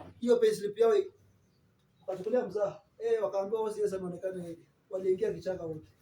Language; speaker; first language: Swahili; non-native, local second language; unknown